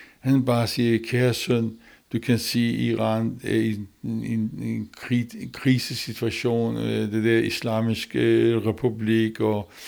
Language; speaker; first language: Danish; non-native, learner; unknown